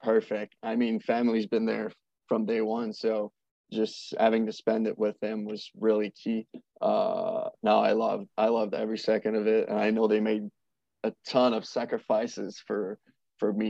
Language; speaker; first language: English; non-native, fluent; French